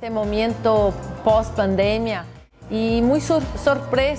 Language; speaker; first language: Spanish; non-native, fluent; Portuguese